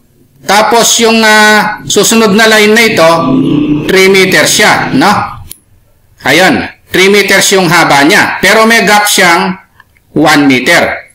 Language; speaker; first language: Filipino; native; Filipino